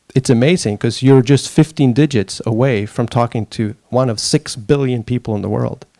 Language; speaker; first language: English; non-native, fluent; Swedish